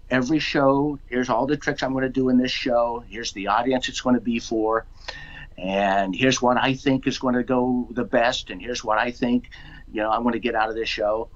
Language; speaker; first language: English; native; English